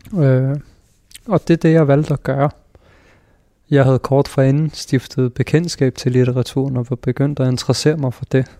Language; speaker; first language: Danish; early bilingual, other home language; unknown